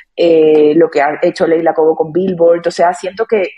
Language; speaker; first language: Spanish; native; Spanish